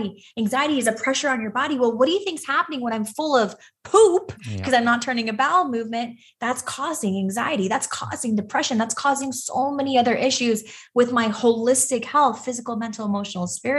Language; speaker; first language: English; native; English